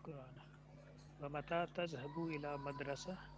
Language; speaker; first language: Arabic; non-native, learner; Urdu